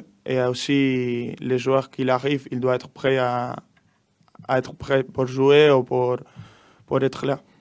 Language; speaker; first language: French; non-native, learner; Spanish